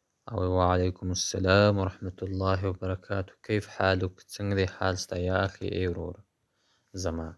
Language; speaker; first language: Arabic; non-native, fluent; Pashto